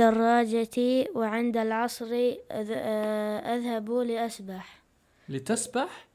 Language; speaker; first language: Arabic; early bilingual, other home language; Chechen